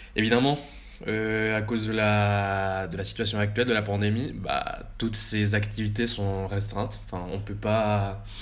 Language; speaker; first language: French; early bilingual, heritage; French